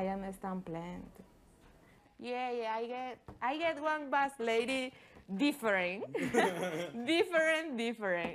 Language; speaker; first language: English; non-native, learner; Spanish